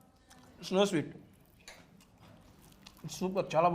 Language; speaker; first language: Telugu; native; Telugu